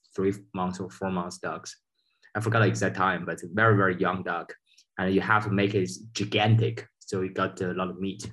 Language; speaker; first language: English; non-native, fluent; Chinese